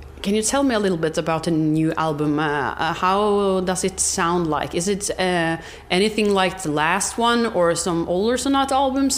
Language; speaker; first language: English; non-native, fluent; Norwegian